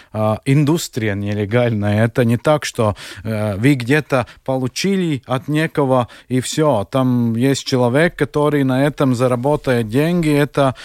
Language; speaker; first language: Russian; non-native, local second language; Latvian